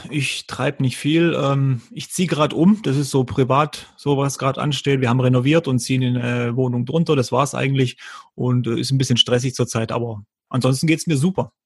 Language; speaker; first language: German; early bilingual, other home language; Croatian